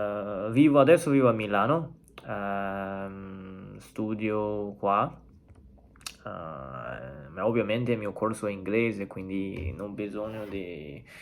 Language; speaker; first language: Italian; non-native, learner; Chinese